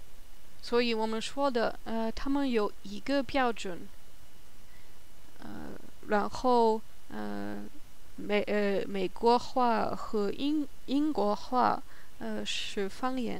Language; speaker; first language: Chinese; non-native, learner; German